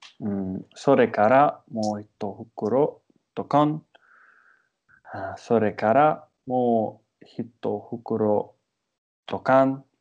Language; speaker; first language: Japanese; non-native, learner; English